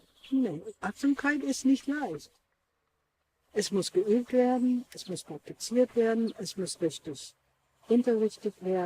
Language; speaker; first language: German; non-native, fluent; English